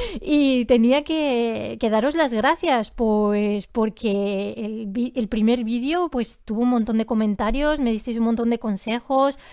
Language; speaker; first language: Spanish; native; Spanish